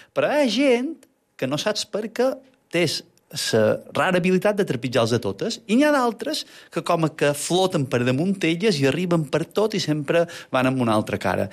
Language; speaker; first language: Catalan; native; Catalan